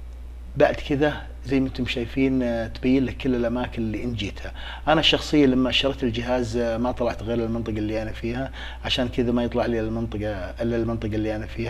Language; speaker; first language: Arabic; native; Arabic